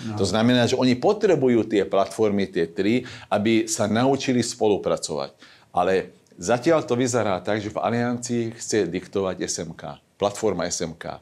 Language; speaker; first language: Slovak; non-native, local second language; Hungarian